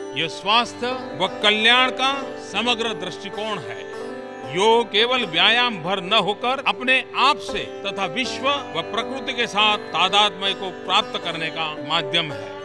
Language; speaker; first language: Hindi; non-native, local second language; Gujarati